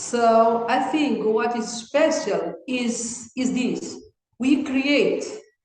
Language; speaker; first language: English; non-native, learner; Kabuverdianu